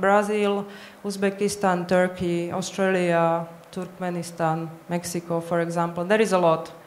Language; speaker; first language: English; non-native, learner; Slovak